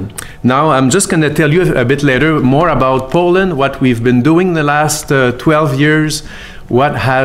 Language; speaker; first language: English; non-native, fluent; French